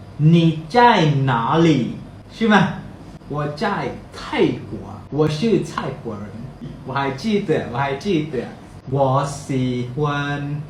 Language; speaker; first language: Chinese; non-native, learner; Thai